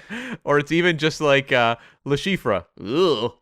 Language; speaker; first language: English; native; English